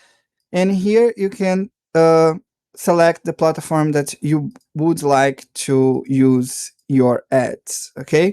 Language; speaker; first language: English; non-native, fluent; Portuguese